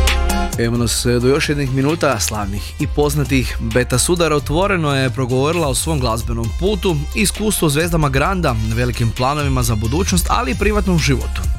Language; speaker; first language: Croatian; native; Croatian